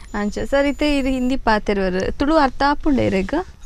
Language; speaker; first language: Hindi; non-native, local second language; Tulu